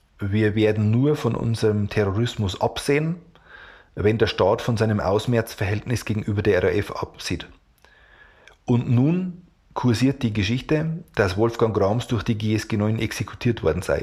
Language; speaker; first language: German; native; German